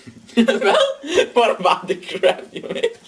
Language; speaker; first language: English; non-native, learner; Danish